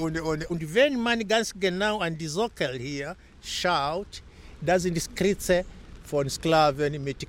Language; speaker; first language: German; non-native, fluent; Swahili